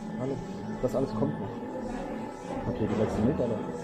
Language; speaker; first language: German; native; German